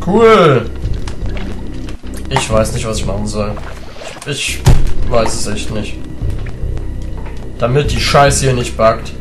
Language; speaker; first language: German; native; German